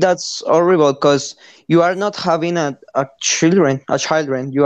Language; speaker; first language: English; non-native, learner; Spanish